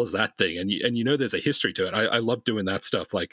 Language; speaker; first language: English; native; English